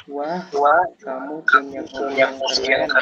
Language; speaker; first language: Indonesian; non-native, learner; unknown